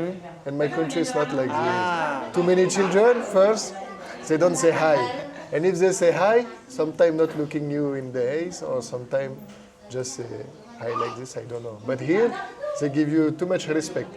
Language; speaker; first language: English; non-native, fluent; French